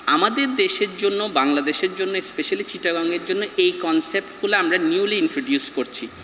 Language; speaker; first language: Bangla; native; Bangla